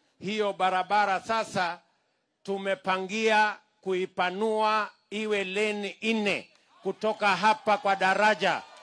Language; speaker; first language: Swahili; non-native, local second language; Kalenjin